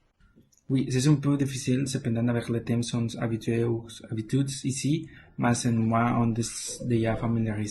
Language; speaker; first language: French; non-native, learner; Spanish